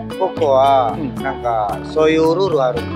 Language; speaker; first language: Japanese; non-native, learner; Indonesian